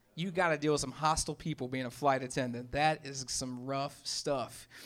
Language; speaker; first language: English; native; English